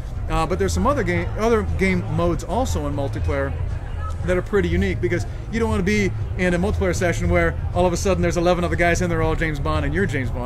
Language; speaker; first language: English; native; English